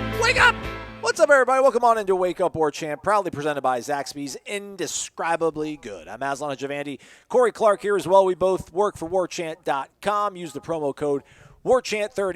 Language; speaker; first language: English; native; English